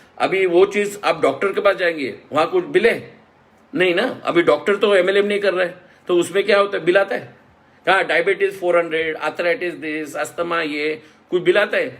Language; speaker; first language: Hindi; non-native, local second language; Marathi